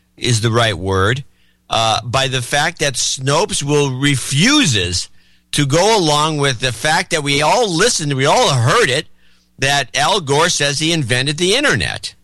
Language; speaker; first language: English; native; English